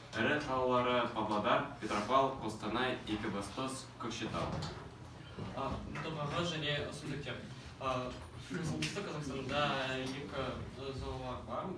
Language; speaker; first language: Kazakh; non-native, local second language; Russian